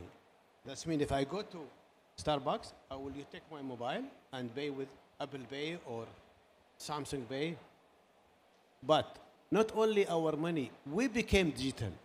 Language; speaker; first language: English; non-native, learner; Arabic